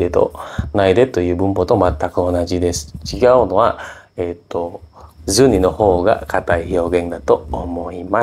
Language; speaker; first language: Japanese; non-native, fluent; Indonesian